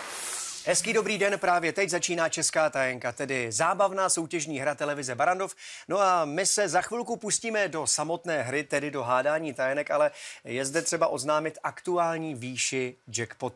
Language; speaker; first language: Czech; native; Czech